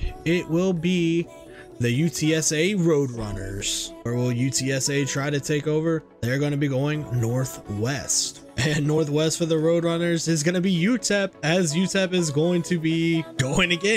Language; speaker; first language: English; native; English